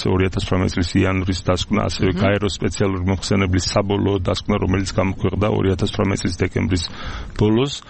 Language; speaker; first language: Georgian; native; Georgian